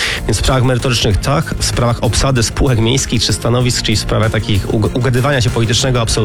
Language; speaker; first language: Polish; native; Polish